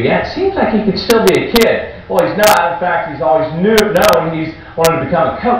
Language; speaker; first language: English; native; English